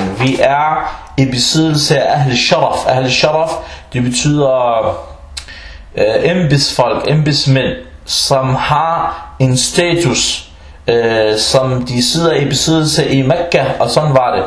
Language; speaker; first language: Danish; early bilingual, other home language; Arabic